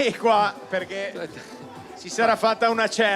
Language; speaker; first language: Italian; native; Italian